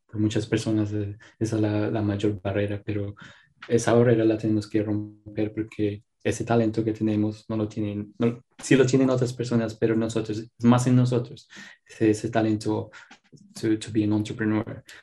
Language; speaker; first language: Spanish; native; Spanish